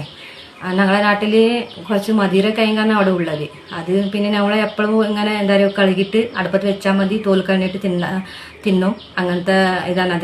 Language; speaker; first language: Malayalam; non-native, local second language; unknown